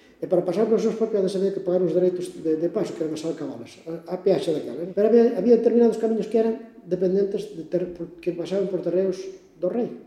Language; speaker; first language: Galician; native; Galician